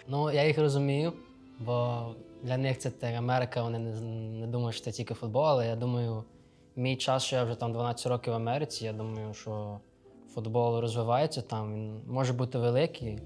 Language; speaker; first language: Ukrainian; early bilingual, other home language; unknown